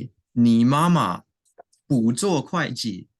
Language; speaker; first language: Chinese; non-native, learner; English